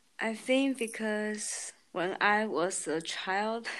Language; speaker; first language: English; non-native, learner; Chinese